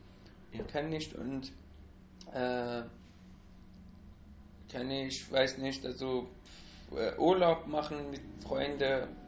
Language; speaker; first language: German; non-native, fluent; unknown